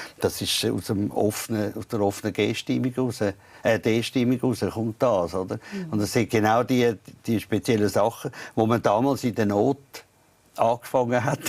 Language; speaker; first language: German; native; German